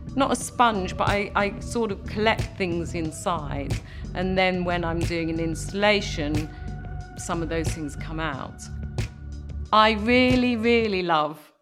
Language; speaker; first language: English; native; English